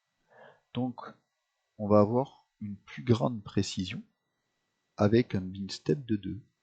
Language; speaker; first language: French; native; French